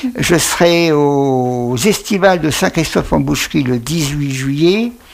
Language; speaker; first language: French; native; French